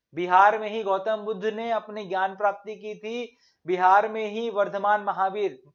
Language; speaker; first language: Hindi; native; Hindi